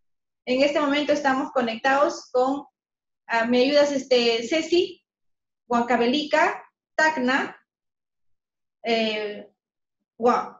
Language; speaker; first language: Spanish; native; Spanish